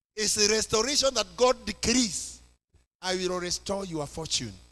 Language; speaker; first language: English; non-native, local second language; Swahili